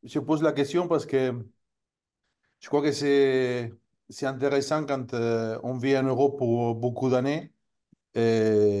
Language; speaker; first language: French; non-native, fluent; Spanish